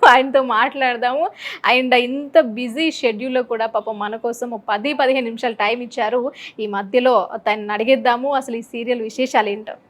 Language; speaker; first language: Telugu; native; Telugu